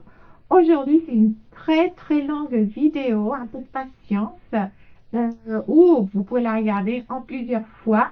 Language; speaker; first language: French; non-native, fluent; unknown